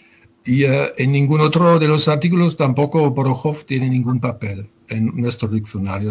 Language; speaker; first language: Spanish; non-native, fluent; German